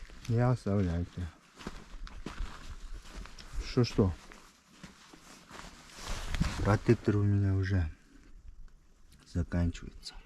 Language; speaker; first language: Russian; non-native, local second language; Kyrgyz